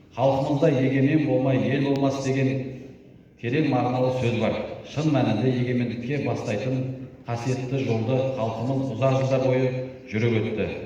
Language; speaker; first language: Kazakh; native; Kazakh